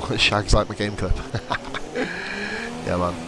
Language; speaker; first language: English; native; English